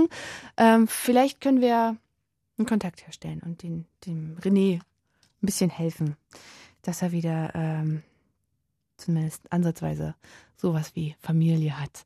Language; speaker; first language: German; native; German